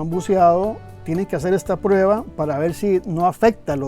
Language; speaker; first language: Spanish; native; Spanish